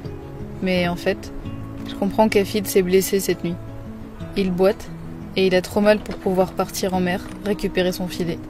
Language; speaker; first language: French; native; French